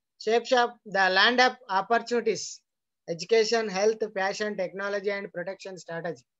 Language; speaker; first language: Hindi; non-native, local second language; Telugu